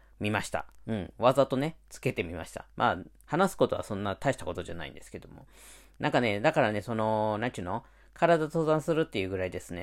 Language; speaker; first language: Japanese; native; Japanese